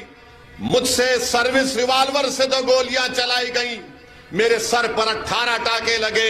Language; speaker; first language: Urdu; native; Urdu